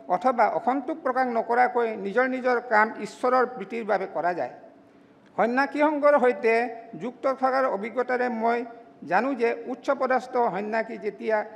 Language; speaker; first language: Assamese; non-native, local second language; Mising